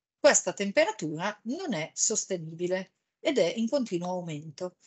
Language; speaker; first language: Italian; native; Italian